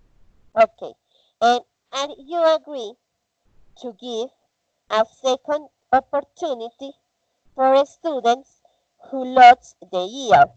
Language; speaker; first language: English; non-native, learner; Spanish